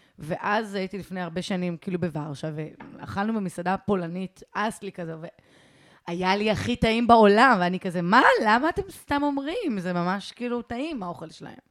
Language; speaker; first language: Hebrew; native; Hebrew